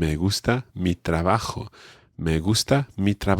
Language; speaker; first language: Spanish; non-native, fluent; English